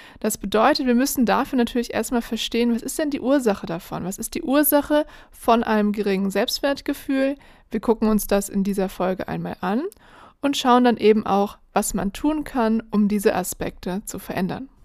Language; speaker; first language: German; native; German